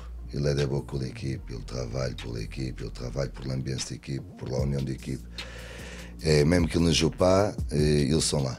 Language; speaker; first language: French; non-native, learner; Portuguese